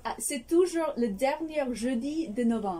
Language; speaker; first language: French; non-native, fluent; English